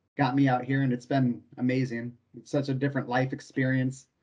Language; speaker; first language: English; native; English